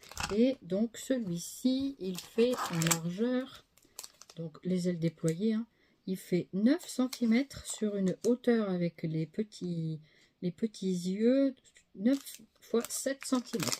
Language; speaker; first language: French; native; French